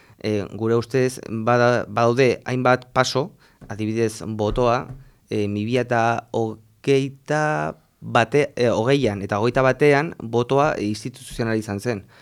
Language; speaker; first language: Basque; non-native, local second language; Spanish